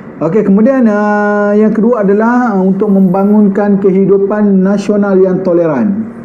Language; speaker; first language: Malay; native; Malay